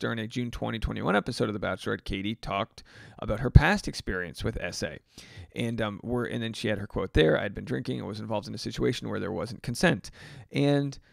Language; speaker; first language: English; native; English